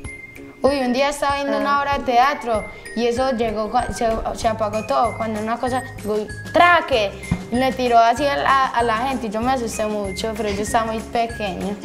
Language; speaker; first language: Spanish; native; Spanish